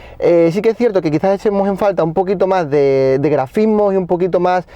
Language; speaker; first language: Spanish; native; Spanish